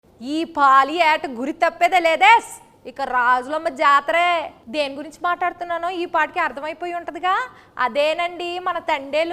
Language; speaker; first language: Telugu; native; Telugu